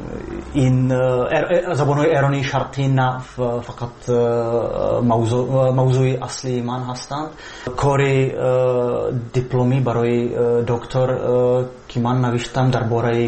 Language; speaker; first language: Persian; non-native, fluent; Czech